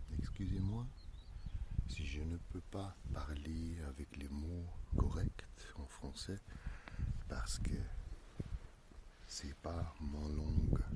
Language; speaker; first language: French; non-native, learner; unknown